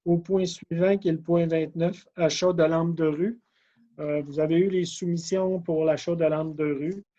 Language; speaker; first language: French; native; French